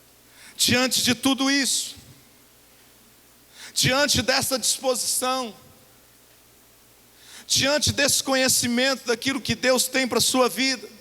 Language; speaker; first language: Portuguese; native; Portuguese